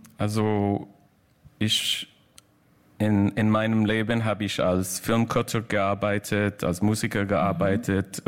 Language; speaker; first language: German; non-native, learner; English